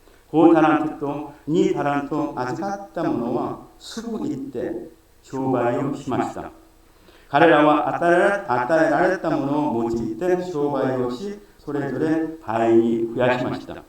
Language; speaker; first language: Japanese; non-native, fluent; Korean